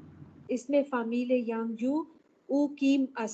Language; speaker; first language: Persian; non-native, learner; Urdu